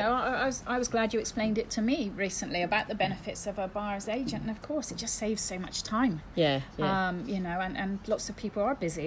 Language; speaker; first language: English; native; English